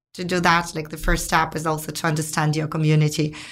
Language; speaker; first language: English; non-native, fluent; Ukrainian